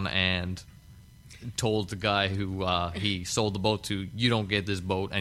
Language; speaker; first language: English; native; English